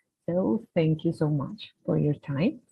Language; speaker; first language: English; non-native, fluent; Spanish